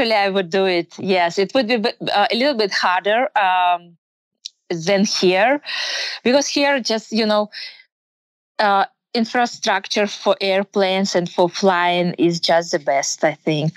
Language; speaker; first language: English; non-native, learner; Russian